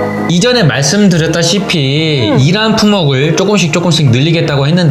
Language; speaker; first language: Korean; native; Korean